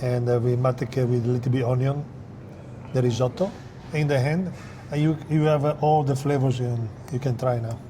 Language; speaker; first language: English; non-native, fluent; Italian